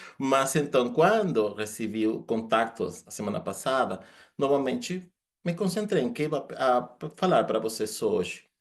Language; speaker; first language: Portuguese; non-native, fluent; Spanish